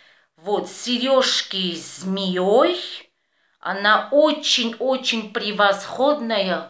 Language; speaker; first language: Russian; non-native, fluent; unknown